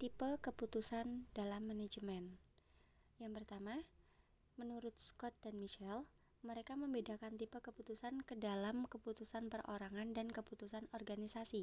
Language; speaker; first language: Indonesian; native; Indonesian